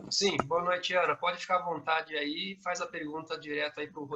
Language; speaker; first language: Portuguese; native; Portuguese